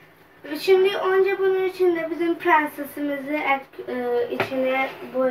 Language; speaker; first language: Turkish; non-native, learner; Urdu